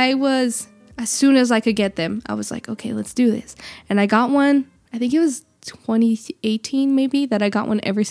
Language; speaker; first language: English; native; English